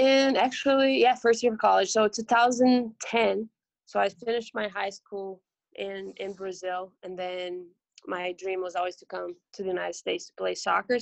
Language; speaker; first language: English; non-native, fluent; Portuguese